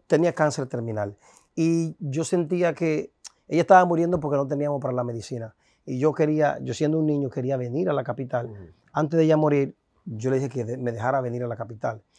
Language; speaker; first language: Spanish; native; Spanish